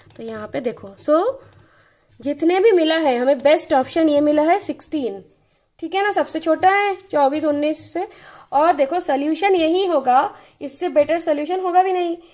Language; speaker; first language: Hindi; non-native, local second language; Bangla